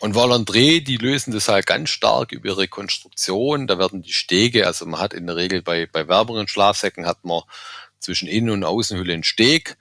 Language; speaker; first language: German; native; German